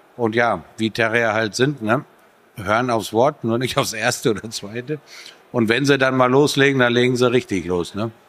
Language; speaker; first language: German; native; German